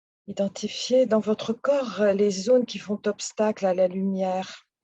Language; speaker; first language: French; native; French